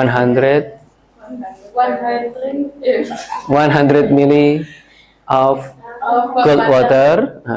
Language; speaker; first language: English; non-native, learner; Indonesian